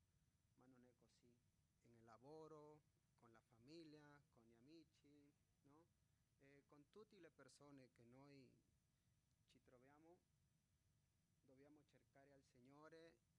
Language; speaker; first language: Italian; non-native, fluent; Spanish